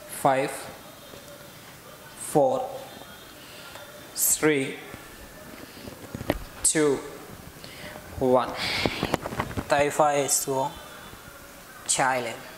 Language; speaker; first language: Vietnamese; non-native, learner; Hindi